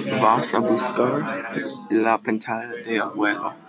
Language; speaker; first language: Spanish; non-native, learner; English